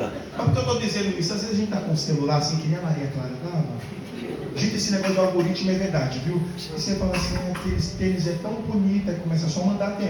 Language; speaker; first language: Portuguese; native; Portuguese